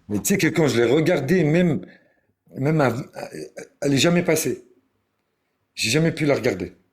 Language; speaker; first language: French; early bilingual, other home language; Arabic